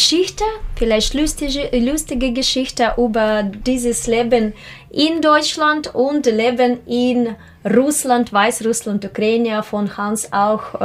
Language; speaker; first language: German; non-native, learner; Russian